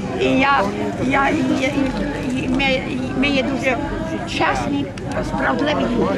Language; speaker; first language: Ukrainian; early bilingual, heritage; Ukrainian